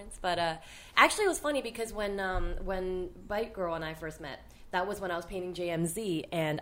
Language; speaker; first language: English; non-native, local second language; Cantonese